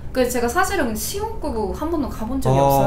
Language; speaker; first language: Korean; non-native, fluent; Japanese